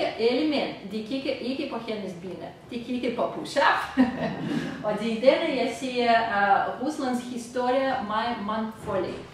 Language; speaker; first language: Danish; non-native, fluent; Russian